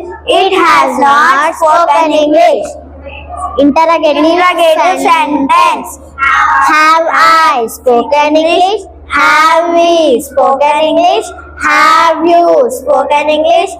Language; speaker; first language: English; non-native, learner; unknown